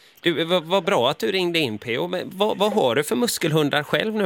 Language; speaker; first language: Swedish; native; Swedish